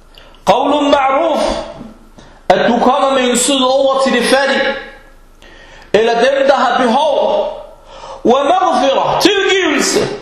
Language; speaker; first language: Danish; early bilingual, other home language; Arabic